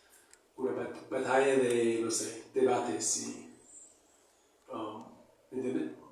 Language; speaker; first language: Spanish; non-native, fluent; English